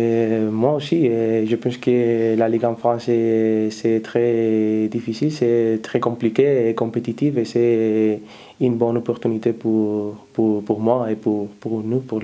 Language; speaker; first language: French; non-native, learner; Spanish